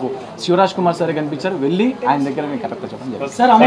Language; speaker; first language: Telugu; native; Telugu